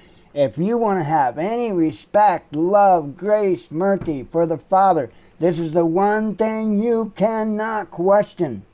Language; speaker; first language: English; native; English